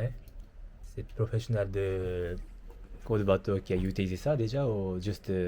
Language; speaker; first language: French; non-native, learner; Japanese